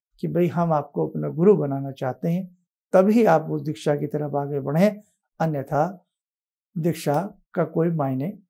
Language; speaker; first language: Hindi; native; Hindi